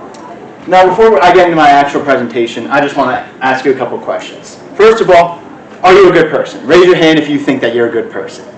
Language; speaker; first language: English; native; English